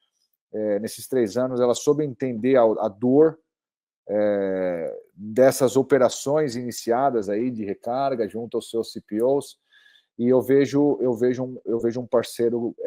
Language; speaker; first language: Portuguese; native; Portuguese